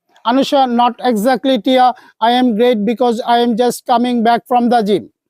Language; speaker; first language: English; non-native, local second language; Bangla